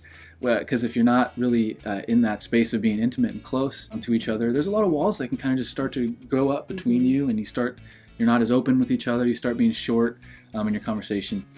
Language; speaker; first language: English; native; English